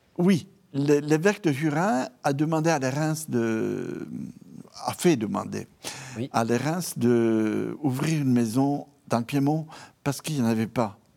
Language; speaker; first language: French; non-native, fluent; Italian